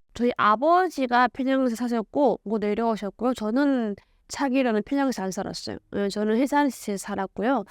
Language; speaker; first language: Korean; native; Korean